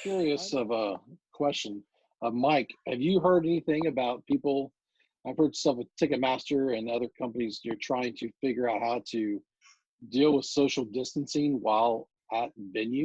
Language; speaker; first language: English; native; English